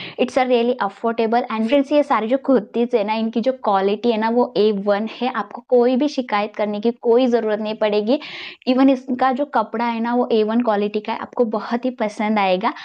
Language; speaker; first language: Hindi; non-native, local second language; Marathi